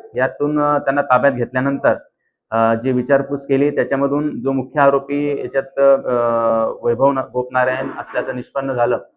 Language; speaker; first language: Marathi; native; Marathi